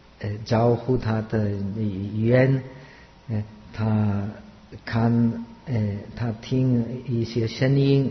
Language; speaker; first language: Chinese; non-native, fluent; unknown